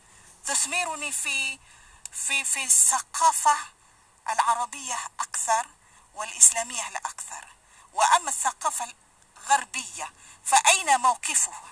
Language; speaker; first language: Arabic; non-native, fluent; Malay